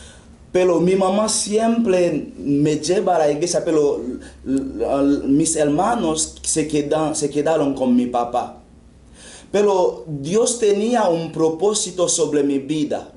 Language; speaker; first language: Spanish; non-native, fluent; Haitian Creole